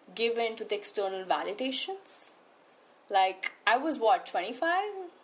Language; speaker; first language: English; non-native, local second language; Hindi